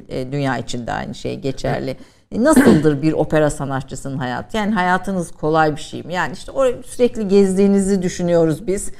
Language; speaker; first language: Turkish; native; Turkish